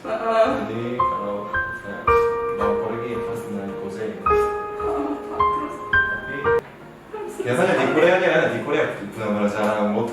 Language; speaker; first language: Indonesian; non-native, learner; Korean